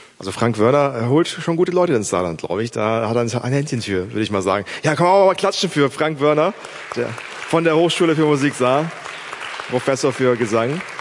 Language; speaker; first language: German; native; German